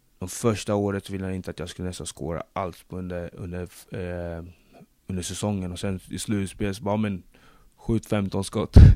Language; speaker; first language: Swedish; early bilingual, other home language; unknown